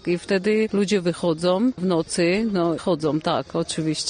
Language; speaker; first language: Polish; non-native, fluent; Armenian